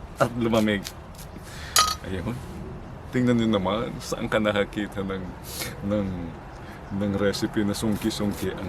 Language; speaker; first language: Filipino; non-native, local second language; Iloko